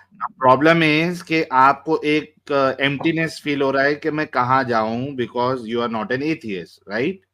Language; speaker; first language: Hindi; native; Hindi